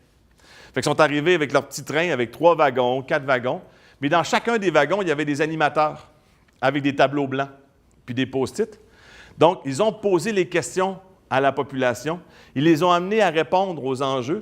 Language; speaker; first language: French; native; French